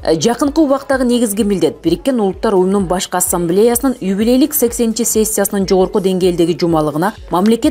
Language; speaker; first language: Kyrgyz; native; Kyrgyz